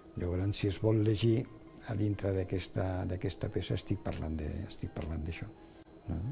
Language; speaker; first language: Catalan; non-native, local second language; Spanish